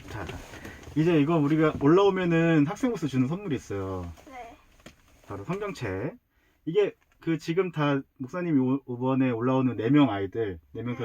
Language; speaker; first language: Korean; native; Korean